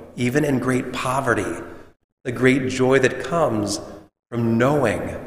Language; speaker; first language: English; native; English